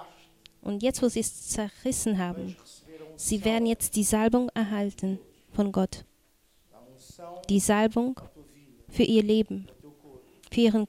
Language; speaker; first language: German; non-native, fluent; Portuguese